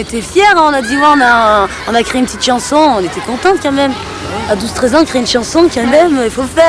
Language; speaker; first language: French; native; French